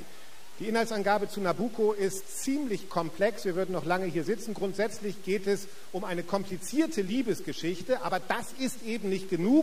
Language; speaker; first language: German; native; German